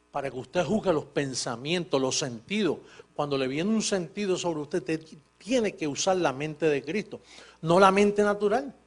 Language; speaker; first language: Spanish; native; Spanish